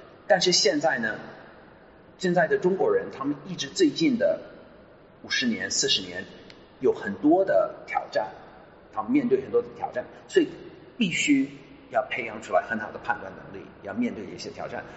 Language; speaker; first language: Chinese; non-native, fluent; English